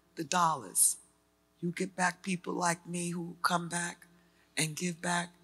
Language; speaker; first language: English; native; English